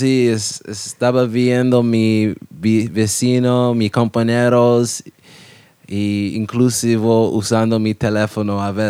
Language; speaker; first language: Spanish; non-native, learner; English